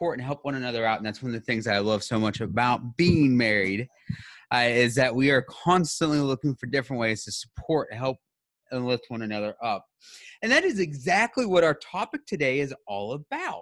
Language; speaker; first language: English; native; English